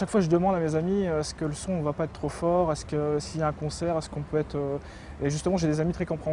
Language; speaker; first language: French; native; French